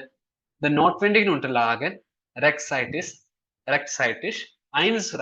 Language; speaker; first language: German; non-native, fluent; Malayalam